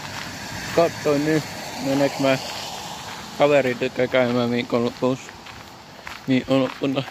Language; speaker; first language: Finnish; native; Finnish